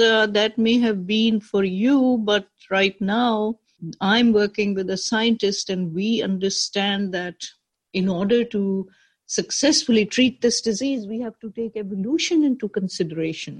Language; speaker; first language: English; non-native, local second language; Urdu